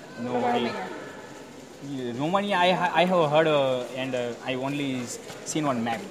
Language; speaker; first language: English; non-native, learner; Gujarati